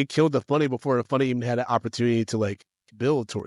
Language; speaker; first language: English; native; English